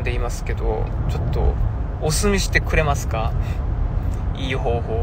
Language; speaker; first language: Japanese; non-native, fluent; Korean